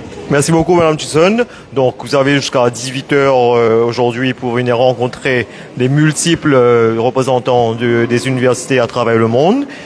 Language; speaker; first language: French; non-native, local second language; Morisyen